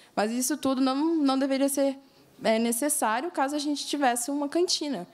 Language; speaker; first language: Portuguese; native; Portuguese